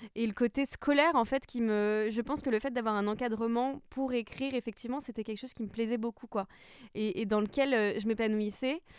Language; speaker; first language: French; native; French